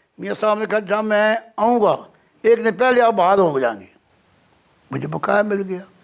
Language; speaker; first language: Urdu; non-native, local second language; Punjabi